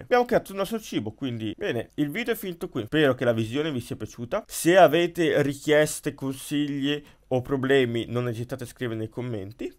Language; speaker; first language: Italian; native; Italian